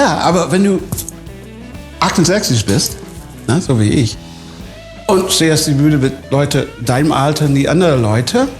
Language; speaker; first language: German; non-native, fluent; English